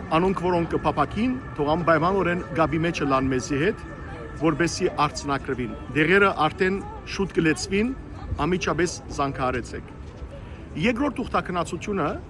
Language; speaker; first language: Armenian; early bilingual, heritage; Armenian